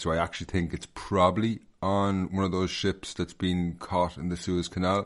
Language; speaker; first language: English; native; English